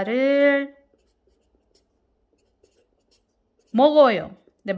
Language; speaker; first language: Korean; non-native, fluent; Filipino